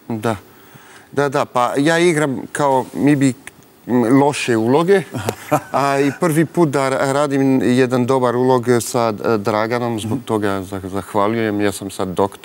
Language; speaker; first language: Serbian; early bilingual, heritage; French